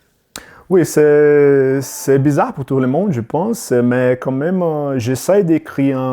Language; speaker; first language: French; non-native, learner; Portuguese